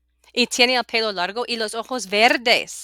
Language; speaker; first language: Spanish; non-native, fluent; English